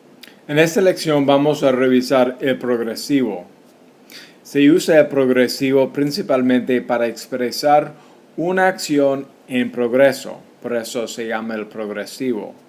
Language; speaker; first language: Spanish; non-native, fluent; English